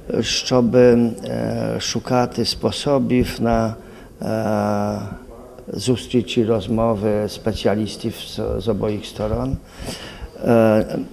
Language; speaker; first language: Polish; non-native, learner; Ukrainian